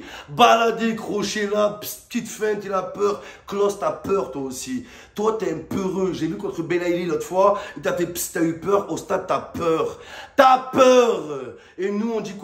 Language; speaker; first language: French; native; French